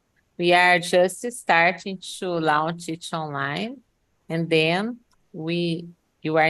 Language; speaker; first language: English; non-native, fluent; Portuguese